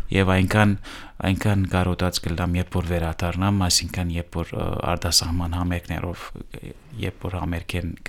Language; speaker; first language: Armenian; early bilingual, heritage; Armenian